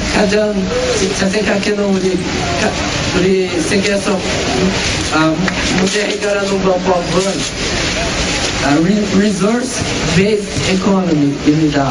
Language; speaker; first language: Korean; non-native, learner; Portuguese